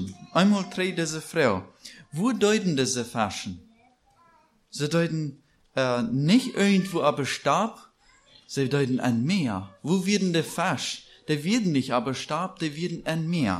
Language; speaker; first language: German; non-native, learner; Plautdietsch